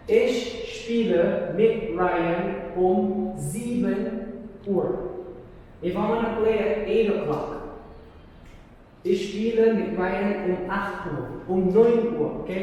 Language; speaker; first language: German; non-native, learner; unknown